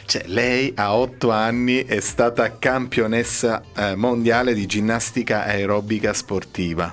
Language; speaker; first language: Italian; native; Italian